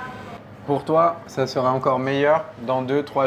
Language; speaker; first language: French; native; French